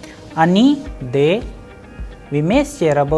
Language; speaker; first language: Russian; non-native, fluent; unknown